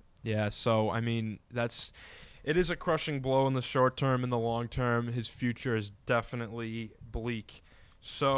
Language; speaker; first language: English; native; English